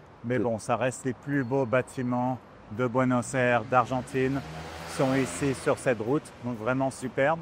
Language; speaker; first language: French; native; French